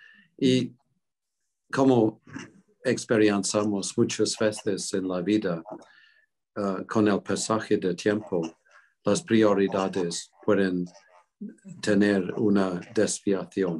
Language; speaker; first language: Spanish; non-native, fluent; English